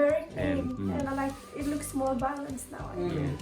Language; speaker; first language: English; non-native, fluent; Norwegian